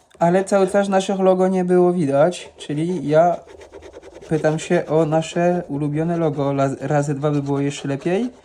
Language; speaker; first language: Polish; non-native, fluent; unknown